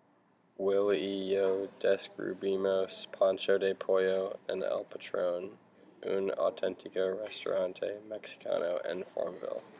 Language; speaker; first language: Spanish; non-native, learner; English